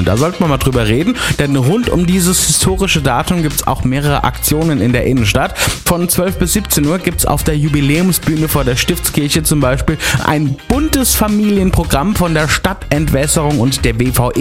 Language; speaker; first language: German; native; German